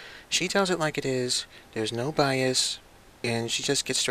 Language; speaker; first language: English; native; English